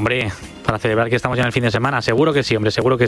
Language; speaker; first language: Spanish; native; Spanish